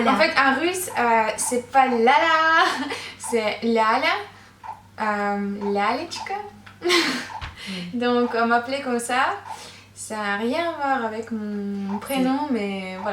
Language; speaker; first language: French; non-native, fluent; Russian